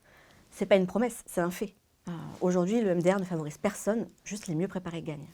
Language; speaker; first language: French; native; French